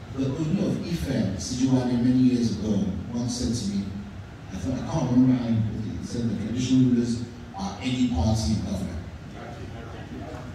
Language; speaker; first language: English; native; English